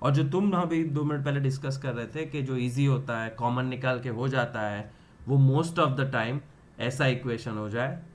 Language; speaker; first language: Hindi; non-native, local second language; Gujarati